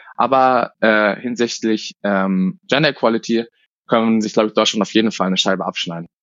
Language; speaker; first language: German; native; German